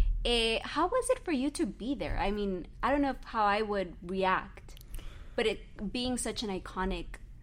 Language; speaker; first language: English; early bilingual, other home language; Spanish